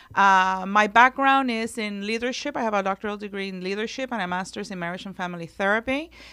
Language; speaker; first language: English; non-native, local second language; Spanish